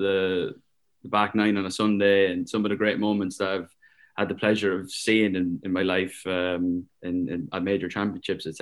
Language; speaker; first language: English; native; English